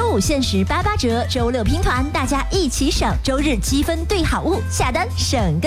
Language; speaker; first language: Chinese; native; Chinese